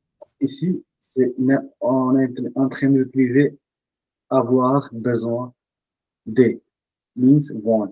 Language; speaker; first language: French; non-native, fluent; Punjabi